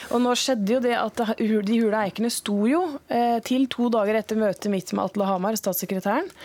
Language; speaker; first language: Norwegian; native; Norwegian